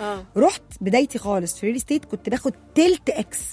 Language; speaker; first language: Arabic; native; Arabic